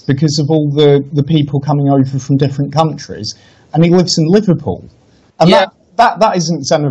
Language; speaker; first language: English; native; English